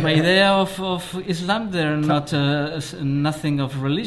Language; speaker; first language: English; non-native, learner; Spanish